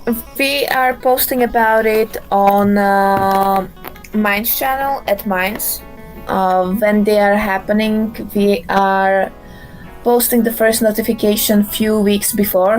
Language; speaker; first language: English; non-native, fluent; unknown